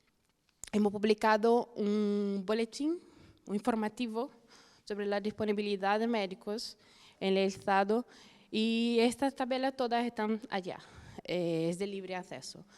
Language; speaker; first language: Spanish; non-native, fluent; Portuguese